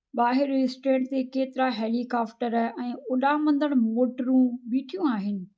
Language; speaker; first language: Sindhi; native; Sindhi